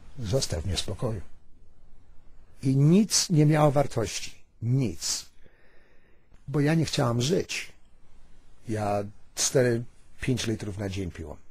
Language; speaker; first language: Polish; early bilingual, heritage; Polish